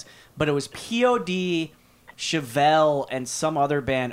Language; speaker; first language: English; native; English